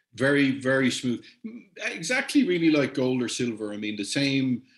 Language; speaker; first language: English; native; English